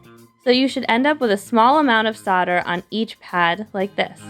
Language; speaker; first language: English; native; English